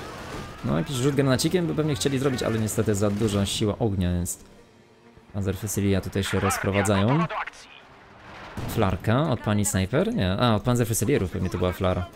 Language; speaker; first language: Polish; native; Polish